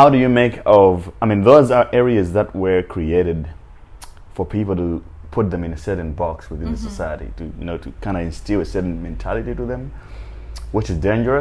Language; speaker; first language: English; non-native, local second language; Nyanja